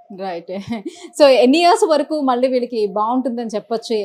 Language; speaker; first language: Telugu; native; Telugu